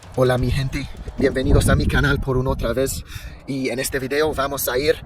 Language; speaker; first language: Spanish; non-native, learner; English